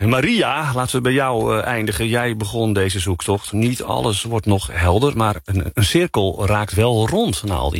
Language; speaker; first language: Dutch; native; Dutch